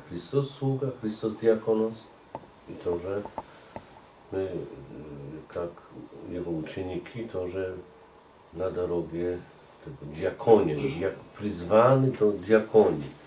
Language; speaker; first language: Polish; non-native, learner; Russian